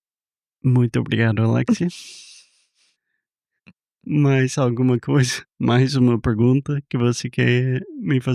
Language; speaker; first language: Portuguese; non-native, fluent; English